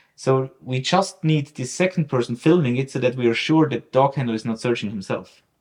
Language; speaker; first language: English; non-native, fluent; German